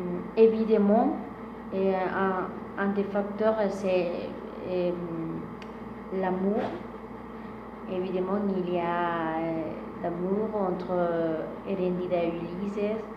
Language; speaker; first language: French; non-native, fluent; Spanish